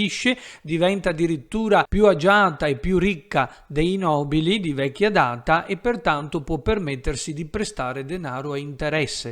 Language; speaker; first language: Italian; native; Italian